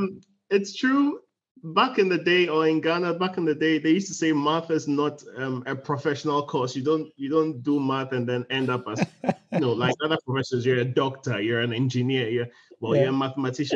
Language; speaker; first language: English; non-native, local second language; Akan